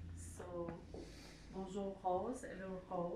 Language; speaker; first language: English; non-native, learner; French